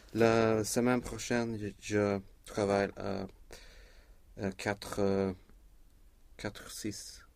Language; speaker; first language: French; non-native, learner; Swedish